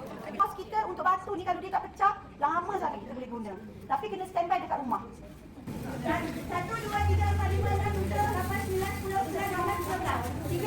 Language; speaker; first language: Malay; native; Malay